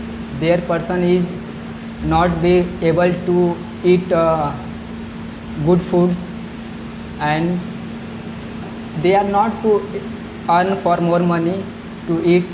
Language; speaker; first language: English; non-native, learner; Hindi